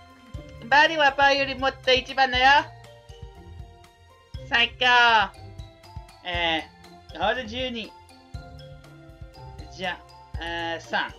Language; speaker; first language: Japanese; non-native, learner; Spanish